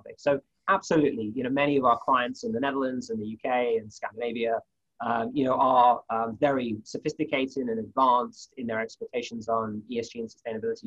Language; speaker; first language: English; native; English